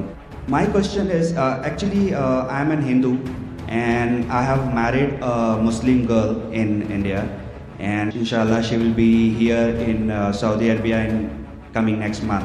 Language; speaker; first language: English; non-native, local second language; Hindi